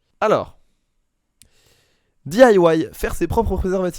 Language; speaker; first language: French; native; French